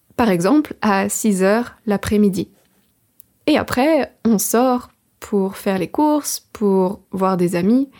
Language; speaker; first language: French; native; French